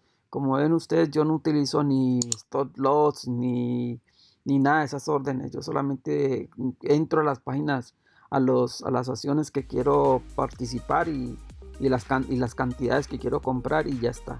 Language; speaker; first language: Spanish; native; Spanish